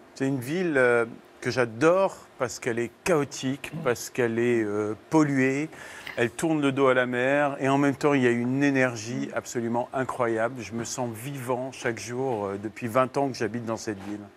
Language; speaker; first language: French; native; French